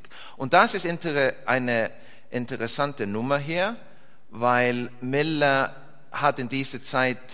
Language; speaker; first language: German; non-native, fluent; Icelandic